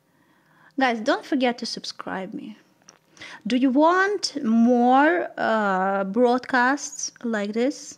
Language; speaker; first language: English; non-native, learner; Russian